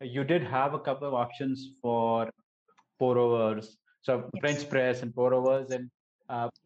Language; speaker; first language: English; non-native, local second language; Gujarati